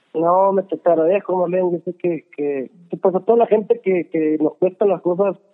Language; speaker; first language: Spanish; native; Spanish